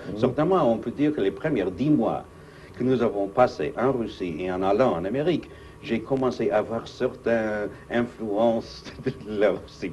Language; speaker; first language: French; non-native, fluent; English